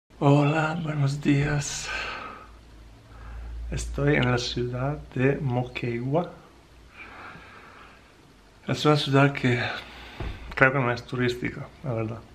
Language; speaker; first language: Spanish; non-native, fluent; Italian